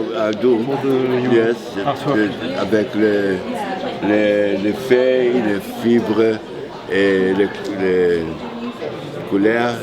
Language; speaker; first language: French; non-native, learner; Portuguese